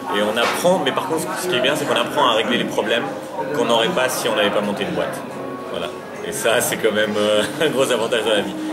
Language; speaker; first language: French; early bilingual, other home language; Arabic